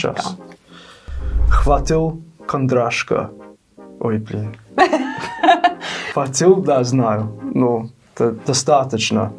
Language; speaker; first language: Russian; non-native, fluent; English